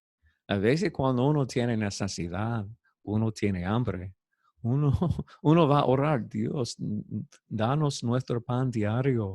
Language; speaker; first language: Spanish; non-native, fluent; English